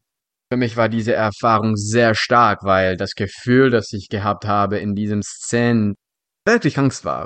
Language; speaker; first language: German; non-native, fluent; Czech